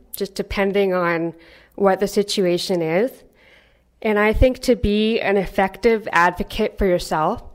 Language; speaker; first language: English; native; English